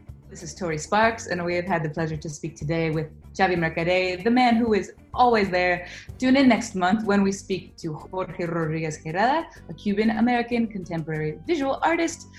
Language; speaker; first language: English; native; English